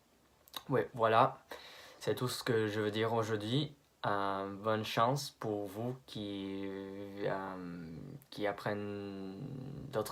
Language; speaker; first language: French; non-native, fluent; English